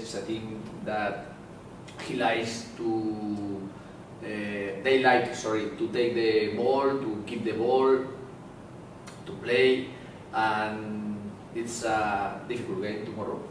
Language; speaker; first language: English; non-native, learner; Spanish